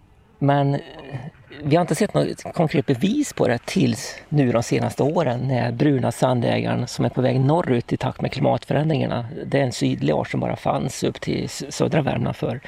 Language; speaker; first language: Swedish; native; Swedish